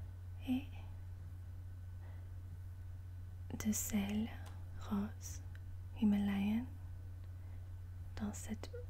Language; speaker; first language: French; non-native, learner; English